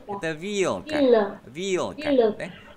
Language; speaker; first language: Russian; non-native, fluent; Vietnamese